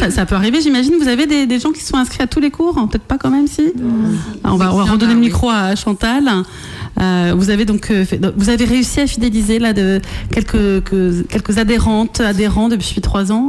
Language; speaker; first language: French; native; French